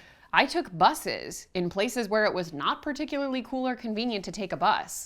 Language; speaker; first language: English; native; English